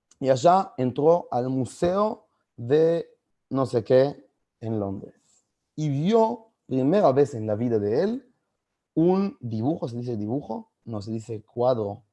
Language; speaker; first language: Spanish; non-native, fluent; Hebrew